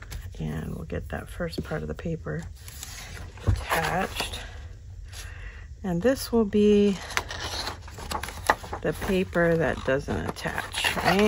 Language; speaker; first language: English; native; English